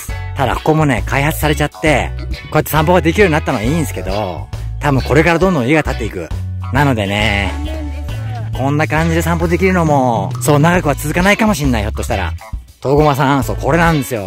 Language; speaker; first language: Japanese; native; Japanese